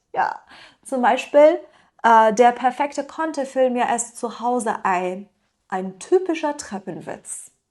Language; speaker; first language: German; non-native, fluent; Persian